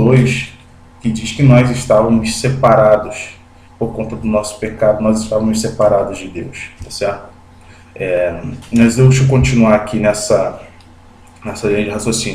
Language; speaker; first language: Portuguese; native; Portuguese